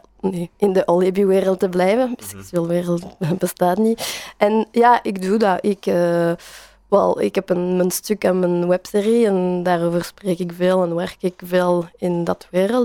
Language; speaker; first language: Dutch; non-native, learner; French